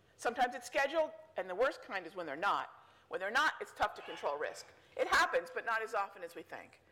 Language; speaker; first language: English; native; English